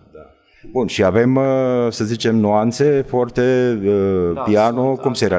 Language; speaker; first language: Romanian; native; Romanian